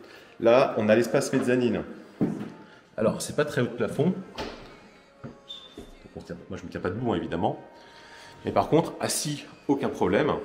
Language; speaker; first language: French; native; French